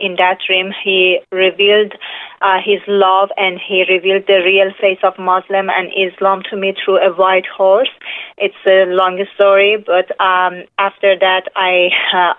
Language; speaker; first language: English; non-native, fluent; Persian